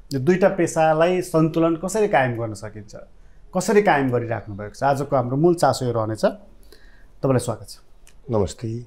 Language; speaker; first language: Nepali; native; Nepali